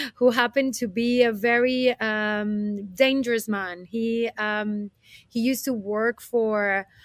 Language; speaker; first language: English; non-native, fluent; Spanish